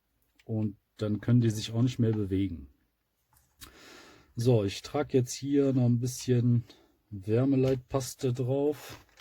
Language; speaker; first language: German; native; German